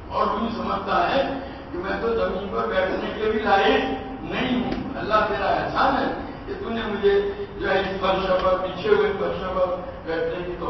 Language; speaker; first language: Urdu; non-native, local second language; Gujarati